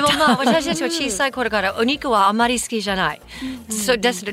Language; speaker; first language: Japanese; non-native, fluent; English